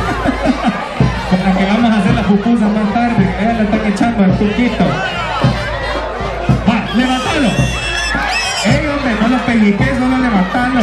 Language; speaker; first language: Spanish; native; Spanish